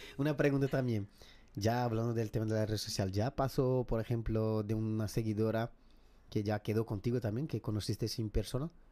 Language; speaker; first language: Spanish; non-native, fluent; Portuguese